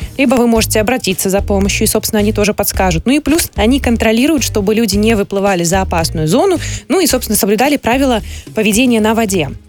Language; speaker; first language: Russian; native; Russian